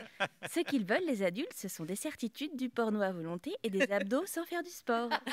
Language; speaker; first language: French; native; French